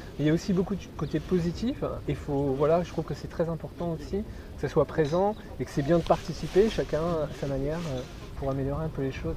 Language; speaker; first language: French; native; French